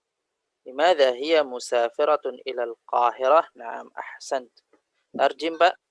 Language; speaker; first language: Indonesian; native; Indonesian